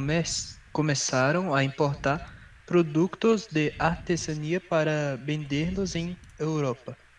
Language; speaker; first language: Spanish; non-native, learner; Portuguese